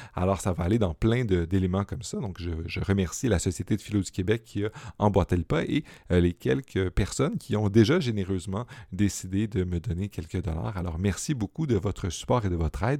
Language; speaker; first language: French; native; French